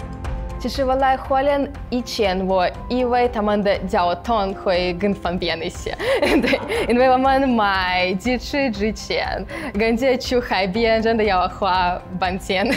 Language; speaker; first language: Chinese; non-native, fluent; Russian